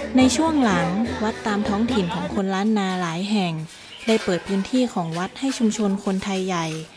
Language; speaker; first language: Thai; native; Thai